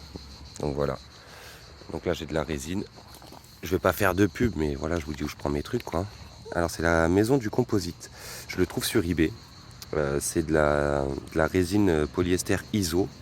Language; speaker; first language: French; native; French